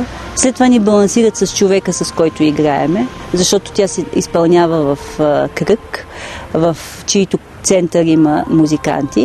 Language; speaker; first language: Bulgarian; native; Bulgarian